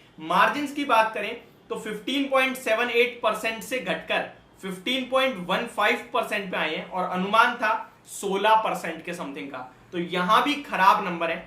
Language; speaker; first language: Hindi; native; Hindi